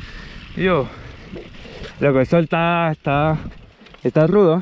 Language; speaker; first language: Spanish; native; Spanish